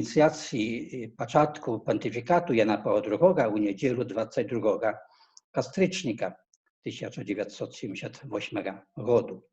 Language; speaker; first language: Polish; non-native, learner; Belarusian